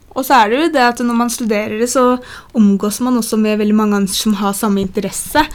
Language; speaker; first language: Norwegian; early bilingual, other home language; Polish